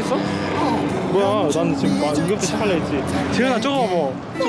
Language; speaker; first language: Korean; native; Korean